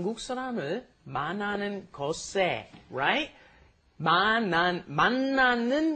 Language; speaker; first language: Korean; non-native, fluent; English